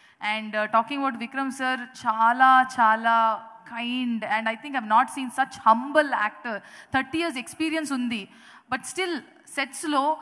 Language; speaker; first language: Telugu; non-native, learner; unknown